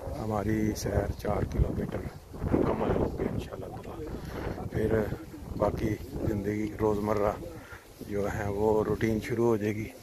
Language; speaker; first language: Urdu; non-native, local second language; Punjabi